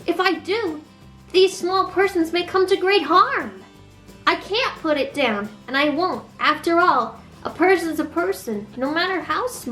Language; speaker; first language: English; native; English